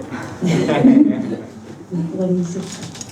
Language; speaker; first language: Japanese; native; Japanese